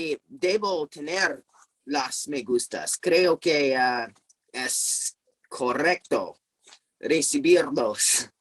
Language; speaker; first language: Spanish; non-native, fluent; English